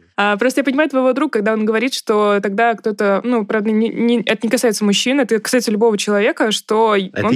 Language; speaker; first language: Russian; native; Russian